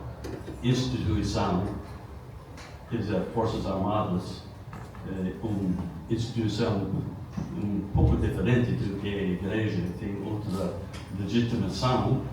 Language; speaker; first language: Portuguese; non-native, fluent; English